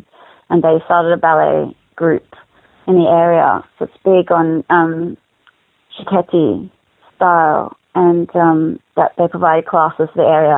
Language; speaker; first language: English; native; English